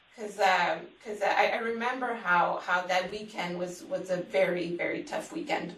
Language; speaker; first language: English; non-native, fluent; French